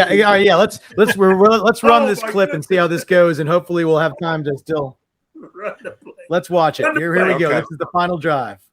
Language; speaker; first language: English; native; English